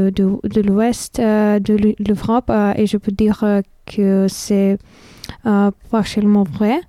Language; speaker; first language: French; non-native, fluent; Lithuanian